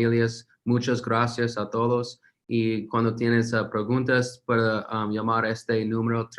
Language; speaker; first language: Spanish; non-native, learner; English